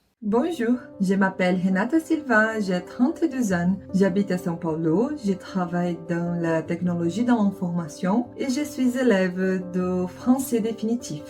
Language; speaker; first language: French; non-native, learner; Portuguese